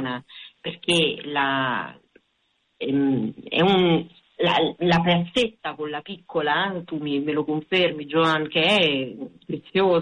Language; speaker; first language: Italian; native; Italian